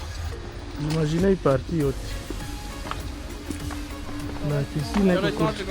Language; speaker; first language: French; non-native, local second language; Swahili